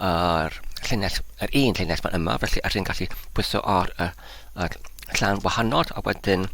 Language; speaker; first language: Welsh; non-native, learner; English